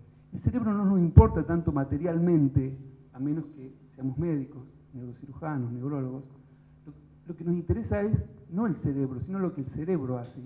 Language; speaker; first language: Spanish; native; Spanish